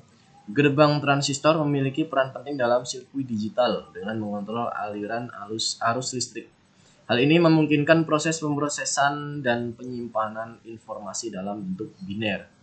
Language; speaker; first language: Indonesian; native; Indonesian